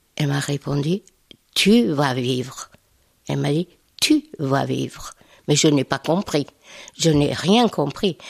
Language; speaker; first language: French; non-native, fluent; Hungarian